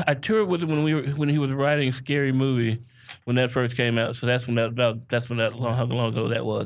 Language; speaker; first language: English; native; English